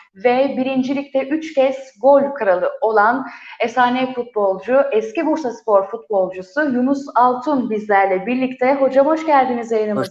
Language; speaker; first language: Turkish; native; Turkish